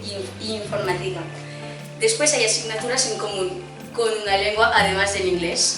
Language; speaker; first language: Spanish; non-native, learner; French